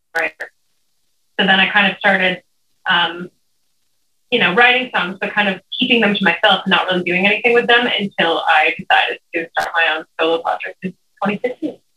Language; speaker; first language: English; native; English